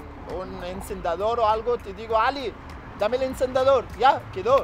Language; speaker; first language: Spanish; non-native, fluent; Arabic